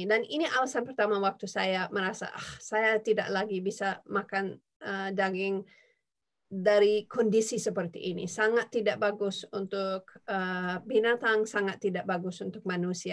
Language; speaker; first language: Indonesian; non-native, fluent; English